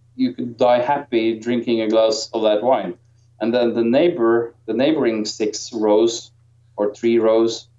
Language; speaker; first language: English; non-native, fluent; Norwegian